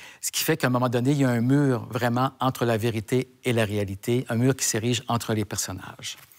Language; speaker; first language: French; native; French